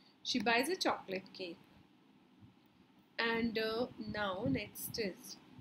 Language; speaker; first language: English; non-native, local second language; Hindi